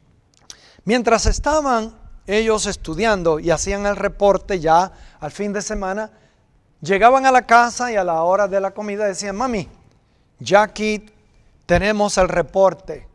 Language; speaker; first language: Spanish; native; Spanish